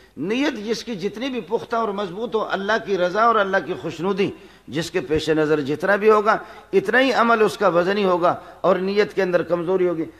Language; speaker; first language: Urdu; non-native, local second language; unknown